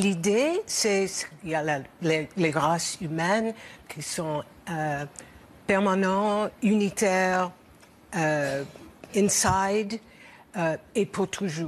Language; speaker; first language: French; non-native, learner; English